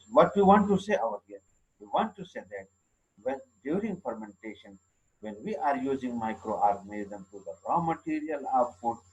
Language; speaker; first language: English; non-native, local second language; Urdu